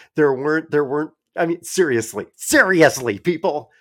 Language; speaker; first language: English; native; English